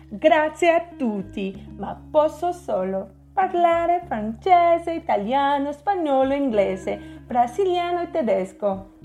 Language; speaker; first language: Italian; non-native, fluent; Portuguese